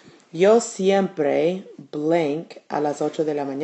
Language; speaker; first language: Spanish; non-native, fluent; English